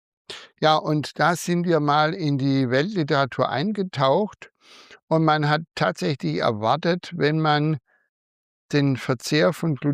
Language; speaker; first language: German; native; German